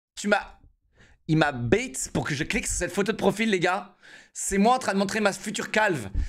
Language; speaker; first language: French; native; French